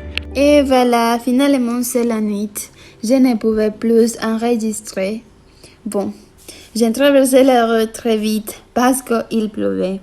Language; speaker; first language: French; non-native, learner; Spanish